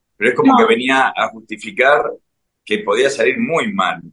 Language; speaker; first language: Spanish; native; Spanish